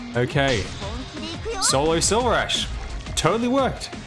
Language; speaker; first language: English; native; English